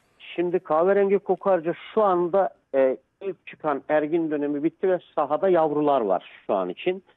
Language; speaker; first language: Turkish; native; Turkish